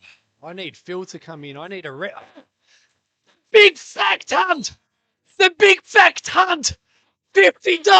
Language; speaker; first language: English; native; English